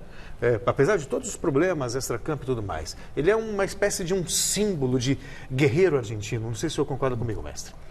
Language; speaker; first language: Portuguese; native; Portuguese